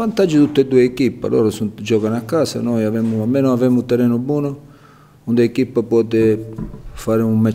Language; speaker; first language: Romanian; non-native, learner; Italian